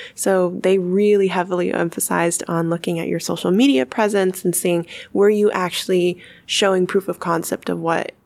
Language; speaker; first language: English; native; English